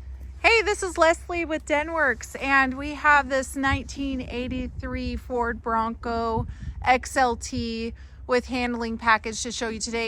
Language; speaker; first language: English; native; English